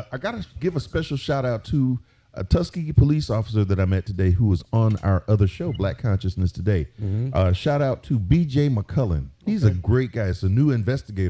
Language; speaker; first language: English; native; English